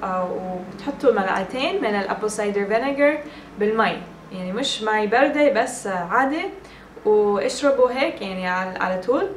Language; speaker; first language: Arabic; early bilingual, heritage; English